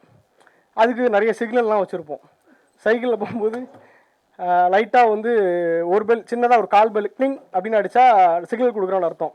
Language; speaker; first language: Tamil; native; Tamil